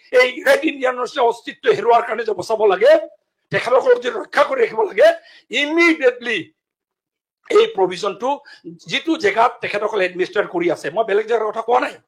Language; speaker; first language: Assamese; non-native, local second language; Mising